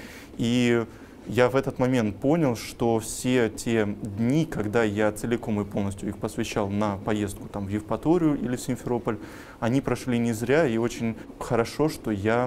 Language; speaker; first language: Russian; native; Russian